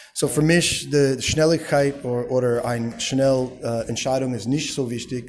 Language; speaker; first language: German; non-native, learner; English